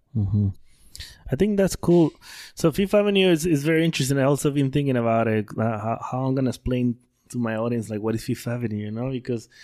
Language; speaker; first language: English; non-native, fluent; Spanish